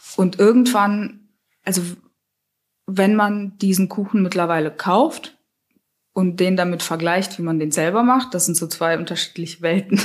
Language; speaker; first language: German; early bilingual, other home language; Russian